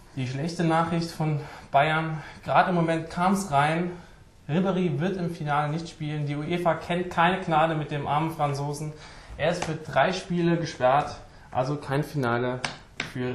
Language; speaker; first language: German; native; German